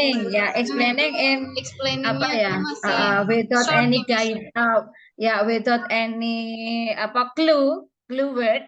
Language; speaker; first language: English; non-native, fluent; Indonesian